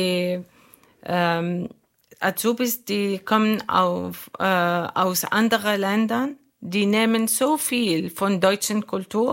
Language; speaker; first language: German; non-native, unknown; Arabic